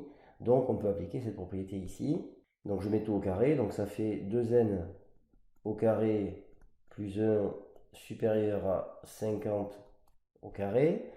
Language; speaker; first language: French; native; French